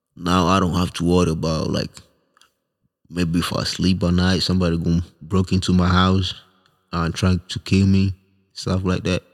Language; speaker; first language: English; non-native, local second language; Swahili